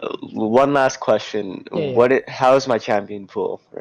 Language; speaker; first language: English; native; English